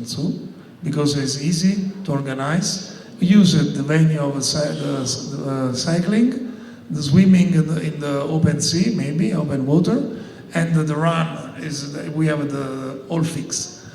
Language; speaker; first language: English; non-native, learner; Italian